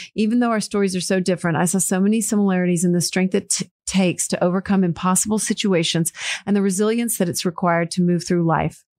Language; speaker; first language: English; early bilingual, other home language; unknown